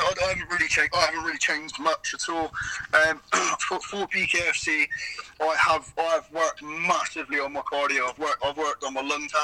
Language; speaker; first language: English; native; English